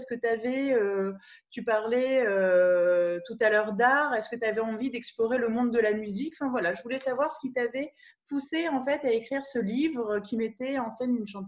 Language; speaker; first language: French; native; French